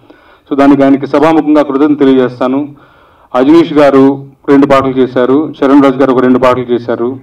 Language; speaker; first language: Telugu; native; Telugu